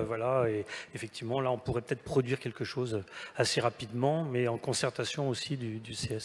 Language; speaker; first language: French; native; French